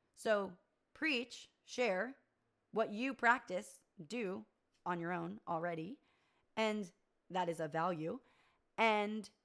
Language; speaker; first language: English; native; English